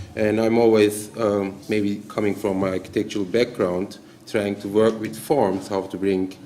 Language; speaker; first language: English; non-native, fluent; Turkish